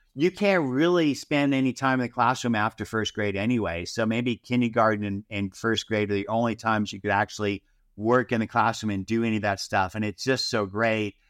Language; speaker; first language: English; native; English